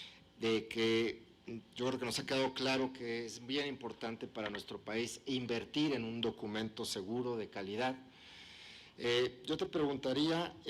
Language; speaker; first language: Spanish; native; Spanish